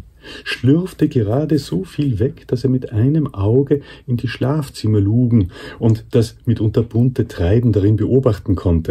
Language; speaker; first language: German; native; German